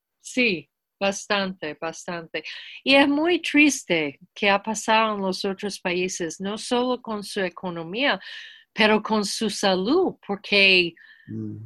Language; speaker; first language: Spanish; non-native, fluent; English